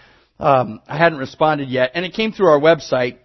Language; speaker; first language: English; native; English